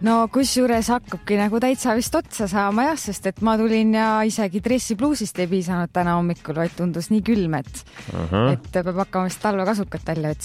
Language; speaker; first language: Estonian; native; Estonian